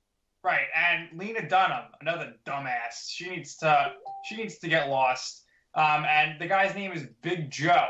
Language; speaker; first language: English; native; English